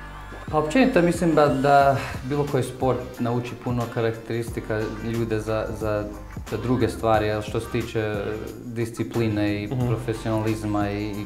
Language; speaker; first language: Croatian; early bilingual, heritage; Croatian